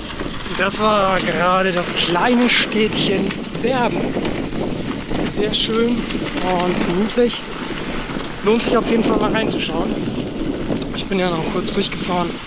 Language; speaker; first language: German; native; German